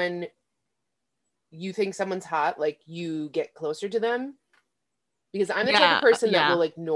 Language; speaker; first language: English; native; English